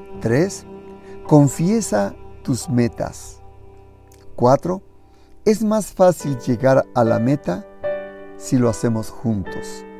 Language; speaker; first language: Spanish; native; Spanish